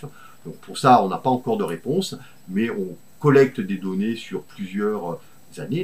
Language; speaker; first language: French; native; French